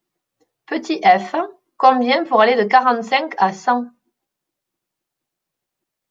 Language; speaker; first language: French; native; French